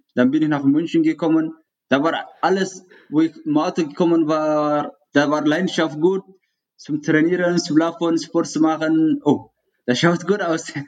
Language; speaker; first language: German; non-native, learner; Tigrinya